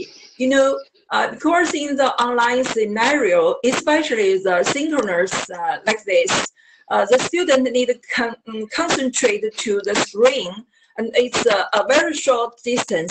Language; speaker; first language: English; non-native, learner; Chinese